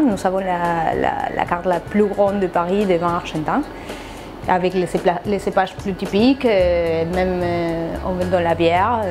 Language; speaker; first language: French; non-native, fluent; Spanish